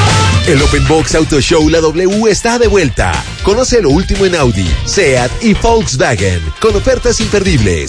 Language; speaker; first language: Spanish; native; Spanish